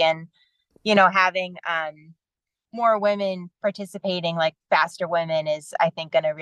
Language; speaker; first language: English; native; English